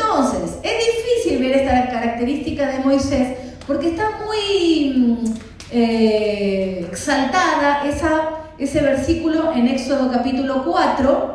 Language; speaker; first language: Spanish; native; Spanish